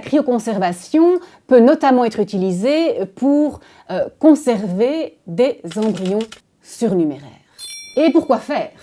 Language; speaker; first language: French; native; French